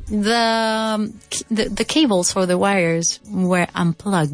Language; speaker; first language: English; non-native, fluent; Spanish